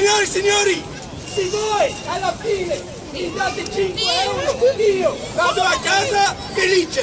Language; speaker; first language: Italian; non-native, fluent; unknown